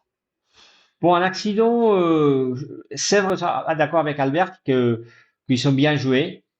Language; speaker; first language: French; non-native, fluent; Spanish